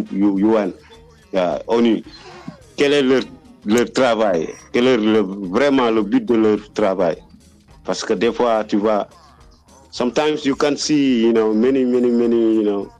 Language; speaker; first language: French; non-native, fluent; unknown